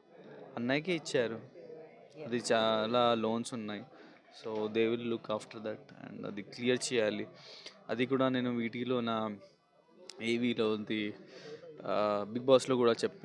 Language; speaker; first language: Telugu; non-native, local second language; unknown